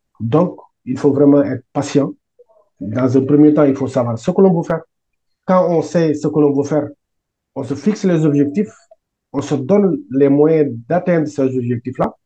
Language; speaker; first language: French; non-native, local second language; Wolof